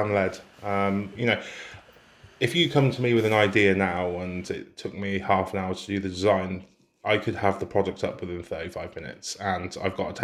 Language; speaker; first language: English; native; English